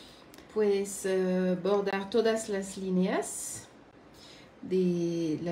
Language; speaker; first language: Spanish; non-native, learner; French